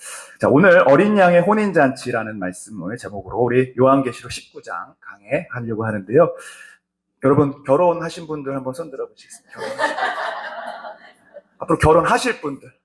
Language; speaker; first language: Korean; native; Korean